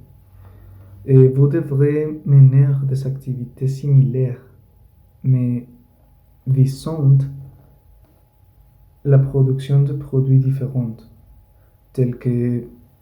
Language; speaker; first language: French; non-native, learner; Spanish